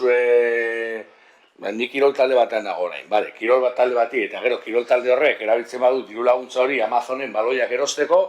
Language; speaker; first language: Basque; native; Basque